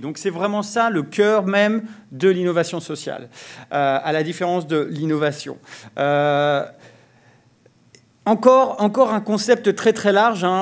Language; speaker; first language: French; native; French